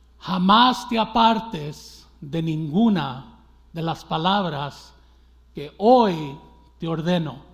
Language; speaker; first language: Spanish; early bilingual, heritage; Spanish